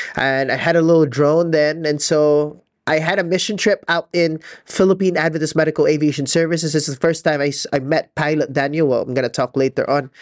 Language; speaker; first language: English; non-native, local second language; Filipino